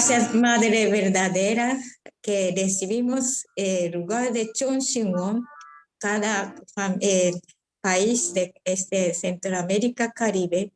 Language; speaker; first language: Spanish; non-native, fluent; Japanese